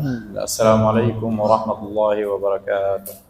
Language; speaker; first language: Indonesian; non-native, fluent; Arabic